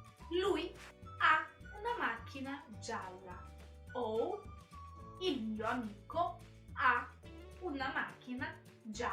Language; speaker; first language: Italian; non-native, fluent; Portuguese